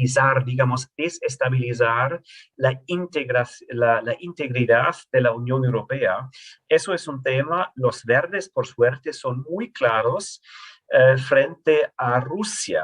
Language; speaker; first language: Spanish; non-native, fluent; German